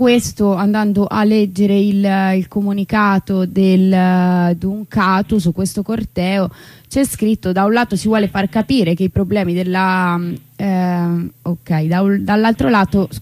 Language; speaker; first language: Italian; native; Italian